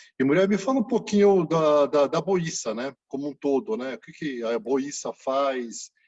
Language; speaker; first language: Portuguese; native; Portuguese